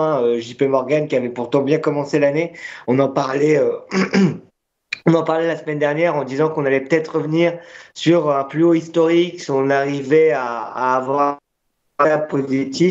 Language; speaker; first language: French; native; French